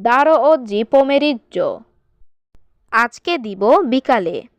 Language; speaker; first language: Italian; non-native, learner; Bangla